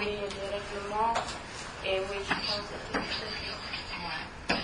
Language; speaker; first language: French; non-native, learner; German